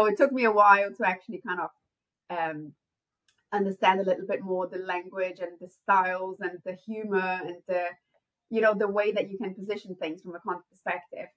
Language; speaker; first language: English; non-native, fluent; Portuguese